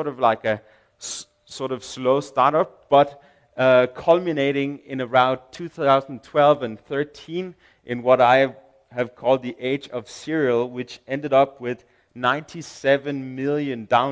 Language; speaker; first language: English; non-native, fluent; Danish